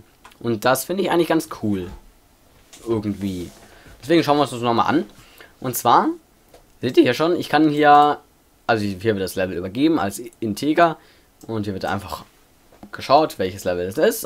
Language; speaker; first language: German; native; German